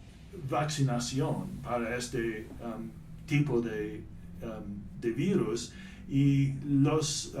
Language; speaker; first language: Spanish; non-native, fluent; English